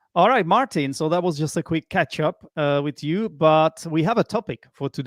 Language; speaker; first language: English; non-native, fluent; Czech